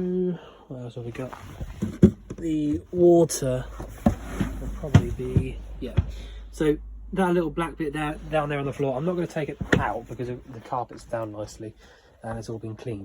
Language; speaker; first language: English; native; English